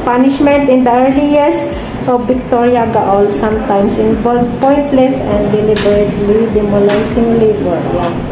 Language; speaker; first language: English; non-native, local second language; Filipino